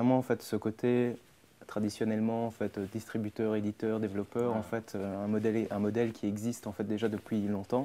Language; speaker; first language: French; native; French